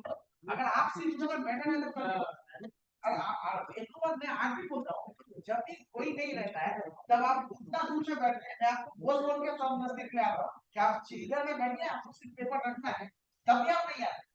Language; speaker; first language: Hindi; non-native, local second language; Bangla